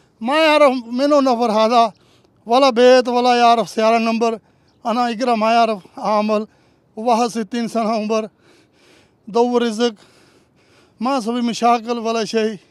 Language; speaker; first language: Arabic; non-native, learner; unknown